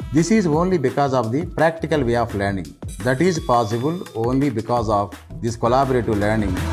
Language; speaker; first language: English; non-native, local second language; Telugu